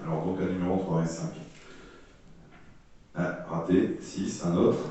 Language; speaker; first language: French; native; French